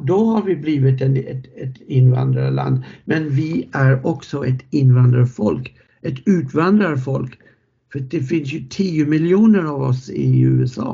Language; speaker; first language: Swedish; non-native, fluent; English